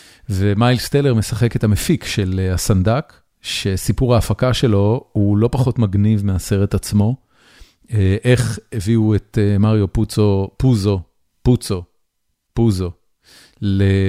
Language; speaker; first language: Hebrew; native; Hebrew